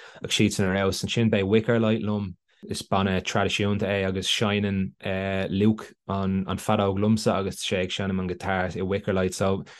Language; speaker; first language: Irish; non-native, local second language; English